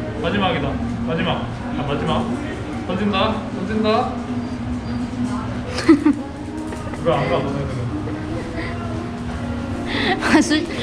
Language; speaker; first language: Korean; native; Korean